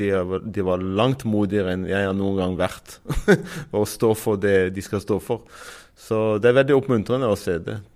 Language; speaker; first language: Norwegian; non-native, fluent; Arabic